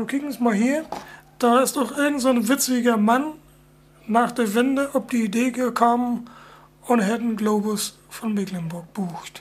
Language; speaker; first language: German; native; German